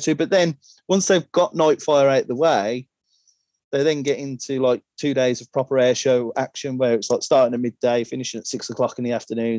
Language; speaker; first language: English; native; English